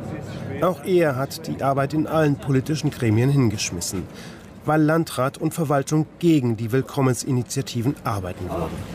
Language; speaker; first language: German; native; German